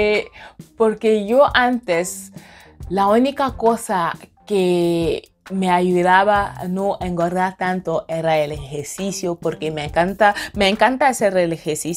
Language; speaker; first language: Spanish; non-native, fluent; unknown